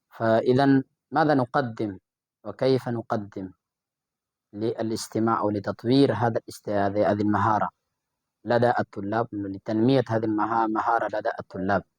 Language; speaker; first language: Arabic; non-native, fluent; Urdu